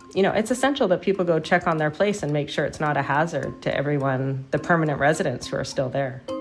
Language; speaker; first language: English; native; English